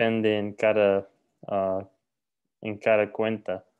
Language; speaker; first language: Spanish; non-native, learner; English